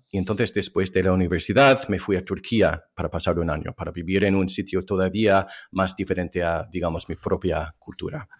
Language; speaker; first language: Spanish; non-native, fluent; English